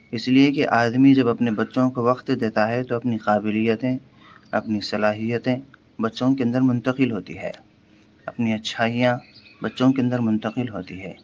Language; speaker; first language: Urdu; native; Urdu